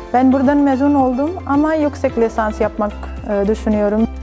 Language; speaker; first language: Turkish; non-native, learner; Urdu